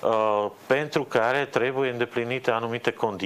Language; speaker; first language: Romanian; non-native, fluent; Slovak